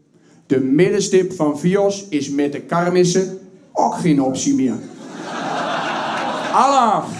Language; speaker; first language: Dutch; native; Dutch